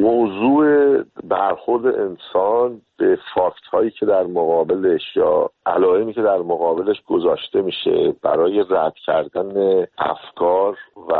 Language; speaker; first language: Persian; native; Persian